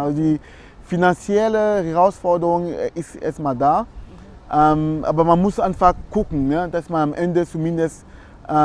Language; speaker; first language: German; non-native, fluent; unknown